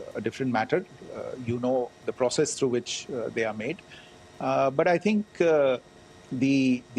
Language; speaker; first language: English; non-native, local second language; Hindi